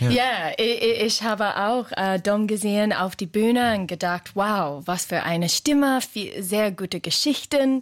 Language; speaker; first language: German; non-native, learner; English